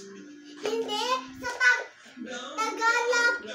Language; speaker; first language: Filipino; non-native, learner; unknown